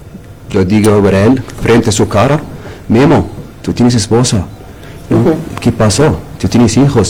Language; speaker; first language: Spanish; non-native, learner; Arabic